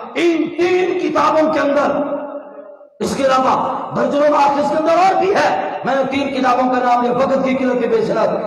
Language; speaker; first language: Urdu; non-native, local second language; Punjabi